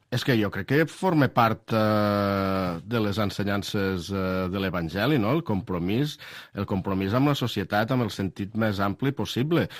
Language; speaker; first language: Catalan; native; Catalan